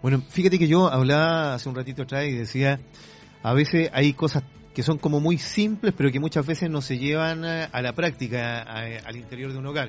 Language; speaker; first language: Spanish; native; Spanish